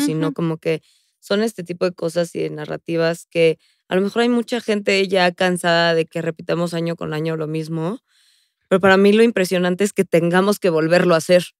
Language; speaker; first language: Spanish; native; Spanish